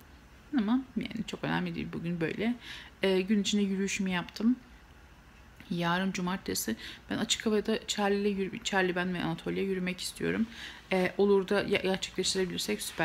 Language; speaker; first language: Turkish; native; Turkish